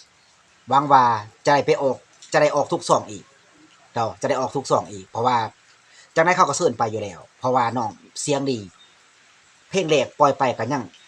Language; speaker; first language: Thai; non-native, local second language; Lao